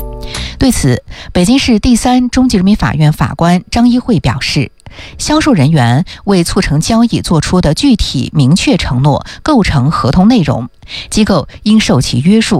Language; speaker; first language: Chinese; native; Chinese